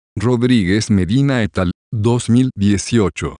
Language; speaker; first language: Spanish; native; Spanish